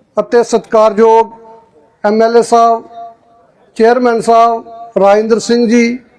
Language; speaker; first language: Punjabi; native; Punjabi